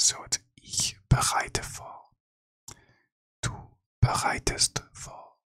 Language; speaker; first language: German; non-native, learner; English